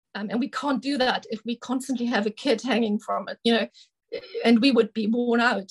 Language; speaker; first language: English; non-native, fluent; German